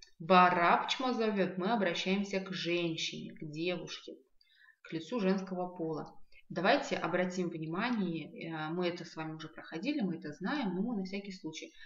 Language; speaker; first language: Russian; non-native, local second language; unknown